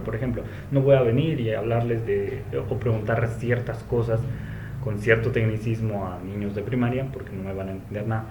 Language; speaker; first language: Spanish; native; Spanish